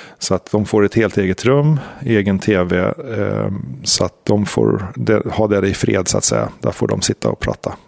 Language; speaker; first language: Swedish; native; Swedish